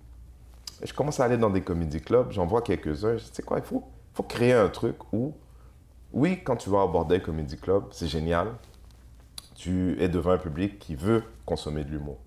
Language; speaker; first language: French; early bilingual, other home language; Haitian Creole